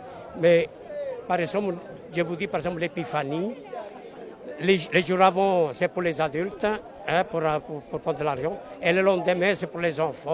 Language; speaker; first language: French; non-native, fluent; Italian